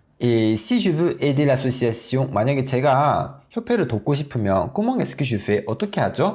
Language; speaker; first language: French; non-native, fluent; Korean